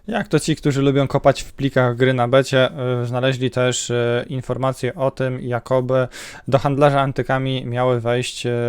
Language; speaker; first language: Polish; native; Polish